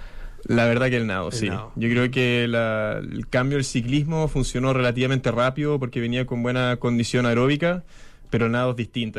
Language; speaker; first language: Spanish; native; Spanish